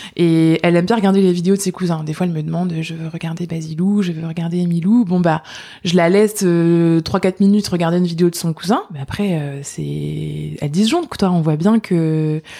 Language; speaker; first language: French; native; French